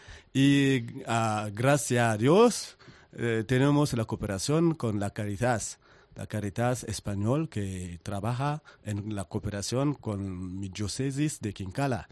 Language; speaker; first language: Spanish; non-native, learner; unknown